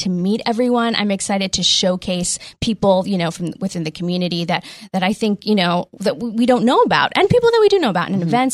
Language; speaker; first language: English; early bilingual, other home language; Spanish